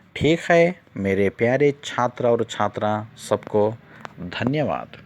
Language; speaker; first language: Hindi; non-native, local second language; Telugu